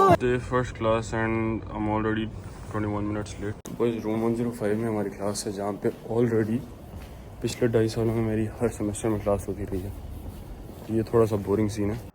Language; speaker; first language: Urdu; native; Urdu